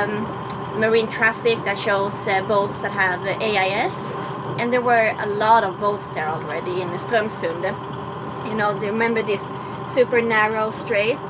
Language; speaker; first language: English; non-native, fluent; Swedish